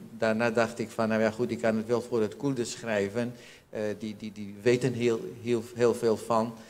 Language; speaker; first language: Dutch; non-native, fluent; Central Kurdish